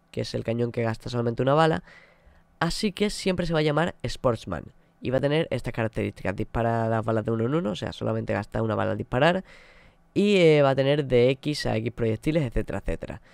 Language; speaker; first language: Spanish; native; Spanish